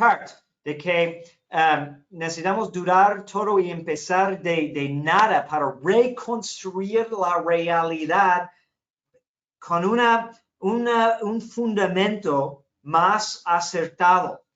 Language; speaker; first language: Spanish; non-native, fluent; English